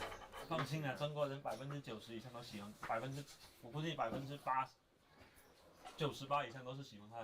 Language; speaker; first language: Chinese; native; Chinese